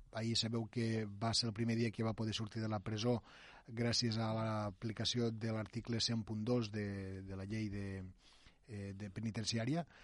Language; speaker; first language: Catalan; native; Catalan